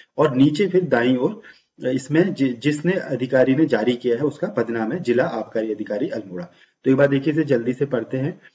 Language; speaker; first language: Hindi; native; Hindi